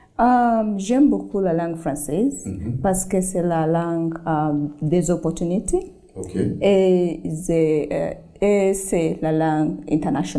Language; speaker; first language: French; non-native, learner; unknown